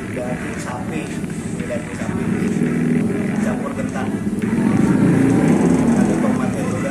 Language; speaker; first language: Indonesian; non-native, local second language; Sundanese